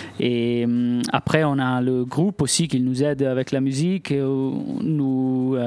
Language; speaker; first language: French; non-native, local second language; Italian